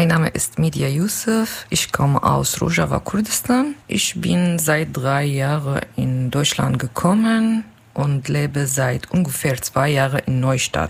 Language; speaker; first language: German; non-native, learner; Kurdish